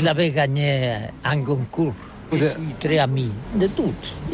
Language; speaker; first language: French; non-native, learner; Catalan